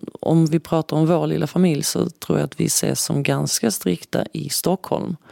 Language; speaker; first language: Swedish; native; Swedish